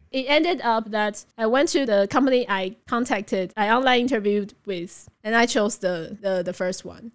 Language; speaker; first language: English; non-native, fluent; Chinese